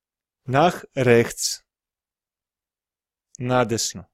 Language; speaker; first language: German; non-native, fluent; Serbian